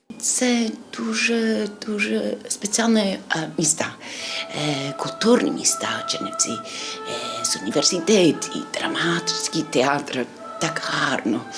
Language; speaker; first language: Ukrainian; non-native, learner; English